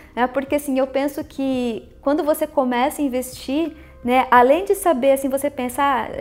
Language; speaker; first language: Portuguese; native; Portuguese